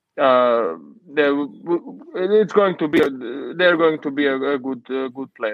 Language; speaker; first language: English; non-native, learner; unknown